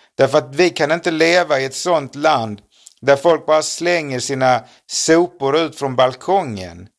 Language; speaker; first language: Swedish; native; Swedish